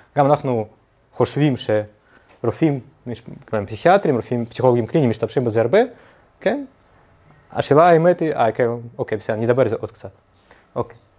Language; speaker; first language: Hebrew; non-native, fluent; Russian